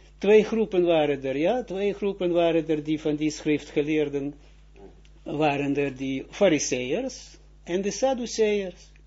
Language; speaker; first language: Dutch; non-native, fluent; Russian